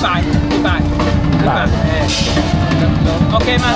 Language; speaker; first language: Chinese; non-native, learner; Filipino